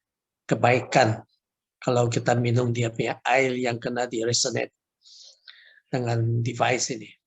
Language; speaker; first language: Indonesian; non-native, local second language; Chinese